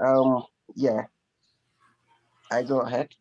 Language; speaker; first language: English; non-native, learner; French